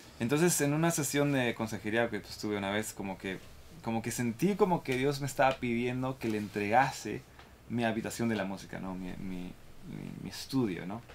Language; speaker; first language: Spanish; native; Spanish